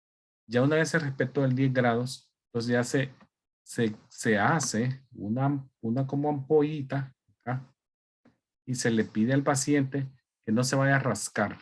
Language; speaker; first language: Spanish; native; Spanish